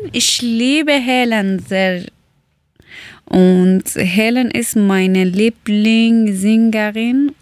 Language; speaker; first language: German; non-native, learner; Persian